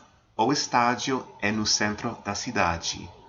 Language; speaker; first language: Portuguese; non-native, fluent; English